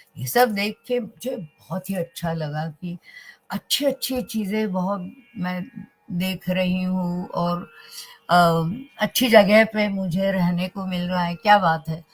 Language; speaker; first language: Hindi; non-native, local second language; Marathi